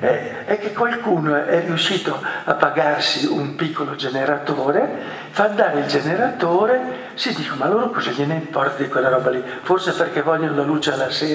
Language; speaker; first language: Italian; native; Italian